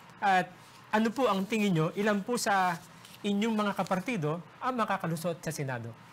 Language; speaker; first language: Filipino; native; Filipino